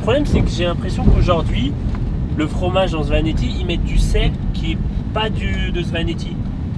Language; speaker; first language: French; native; French